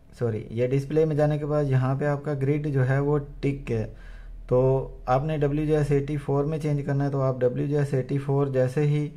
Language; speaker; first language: Urdu; non-native, local second language; Punjabi